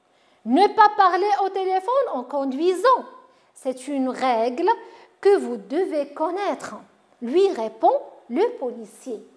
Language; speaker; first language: French; non-native, local second language; Arabic